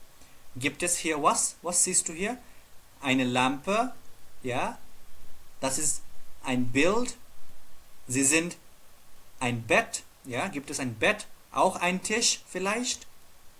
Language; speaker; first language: German; non-native, learner; Nepali